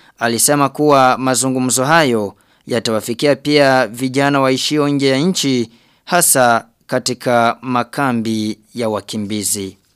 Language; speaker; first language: Swahili; non-native, local second language; Rundi